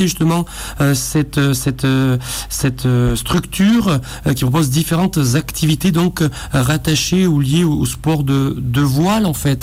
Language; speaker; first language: French; native; French